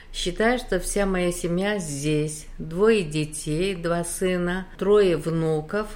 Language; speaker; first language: Russian; native; Russian